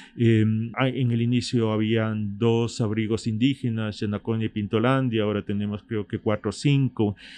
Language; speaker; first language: Spanish; native; Spanish